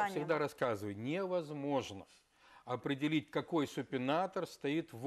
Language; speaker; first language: Russian; native; Russian